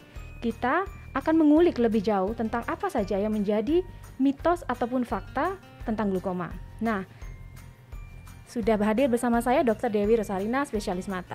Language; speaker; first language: Indonesian; native; Indonesian